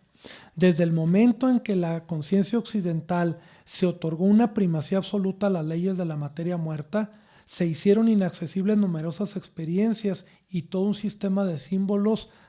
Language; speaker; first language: Spanish; native; Spanish